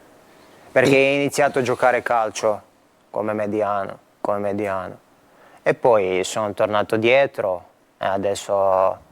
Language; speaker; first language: Italian; non-native, fluent; Croatian